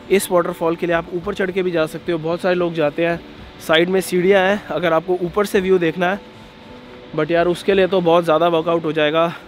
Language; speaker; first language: Hindi; native; Hindi